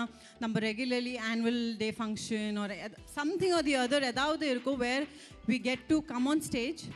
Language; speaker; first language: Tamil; non-native, fluent; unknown